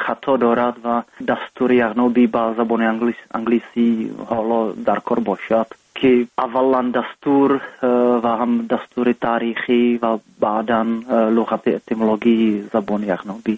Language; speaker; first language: Persian; non-native, fluent; Czech